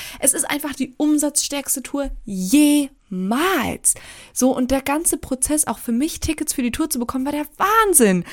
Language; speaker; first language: German; early bilingual, other home language; Turkish